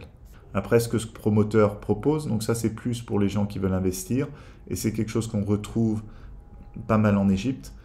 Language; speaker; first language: French; native; French